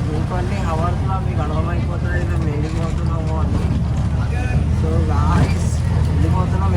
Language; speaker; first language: Telugu; non-native, local second language; Marathi